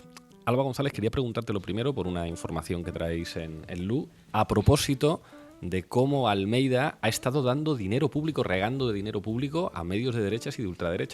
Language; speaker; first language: Spanish; native; Spanish